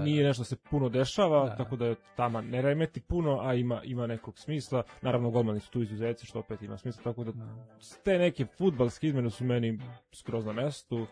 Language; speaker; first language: Serbian; native; Serbian